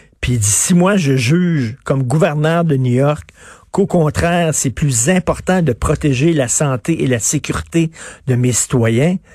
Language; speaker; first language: French; native; French